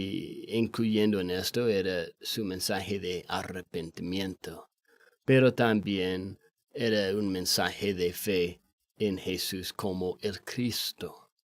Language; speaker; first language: Spanish; non-native, fluent; English